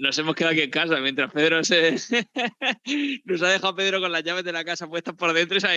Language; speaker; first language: Spanish; native; Spanish